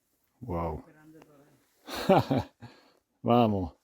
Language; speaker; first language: Spanish; non-native, learner; French